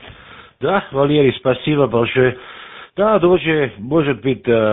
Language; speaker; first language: Russian; non-native, learner; German